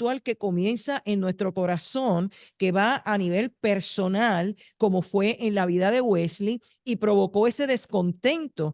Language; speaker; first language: Spanish; native; Spanish